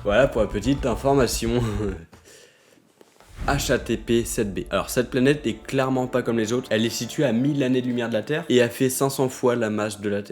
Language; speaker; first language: French; native; French